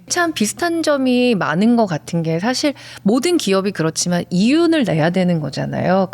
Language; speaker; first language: Korean; native; Korean